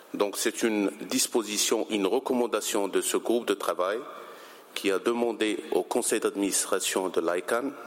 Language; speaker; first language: French; non-native, local second language; Arabic